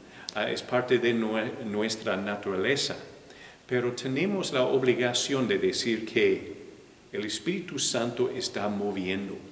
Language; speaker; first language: Spanish; non-native, fluent; English